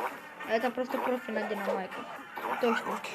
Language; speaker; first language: Russian; non-native, local second language; Ukrainian